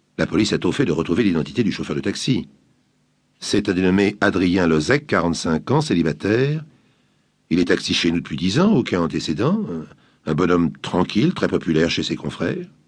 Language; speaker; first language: French; native; French